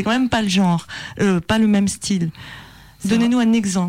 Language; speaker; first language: French; native; French